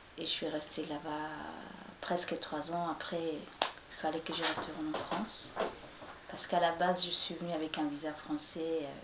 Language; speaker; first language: French; non-native, local second language; Somali